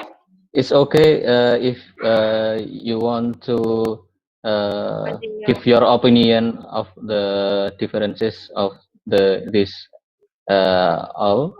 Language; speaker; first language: English; non-native, learner; Indonesian